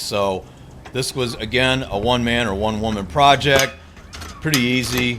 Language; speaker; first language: English; native; English